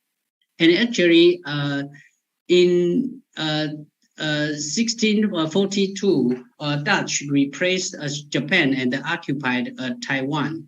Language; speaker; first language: English; non-native, fluent; Chinese